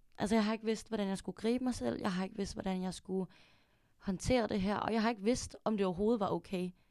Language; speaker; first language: Danish; early bilingual, other home language; Filipino